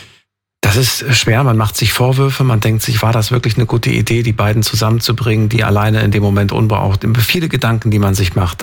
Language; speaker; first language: German; native; German